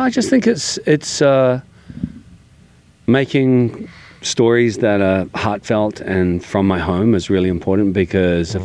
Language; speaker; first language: English; native; English